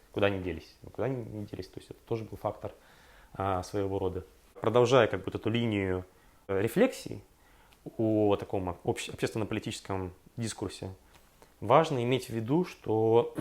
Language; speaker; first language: Russian; native; Russian